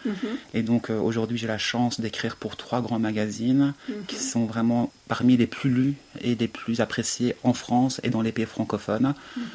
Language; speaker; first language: French; early bilingual, other home language; Turkish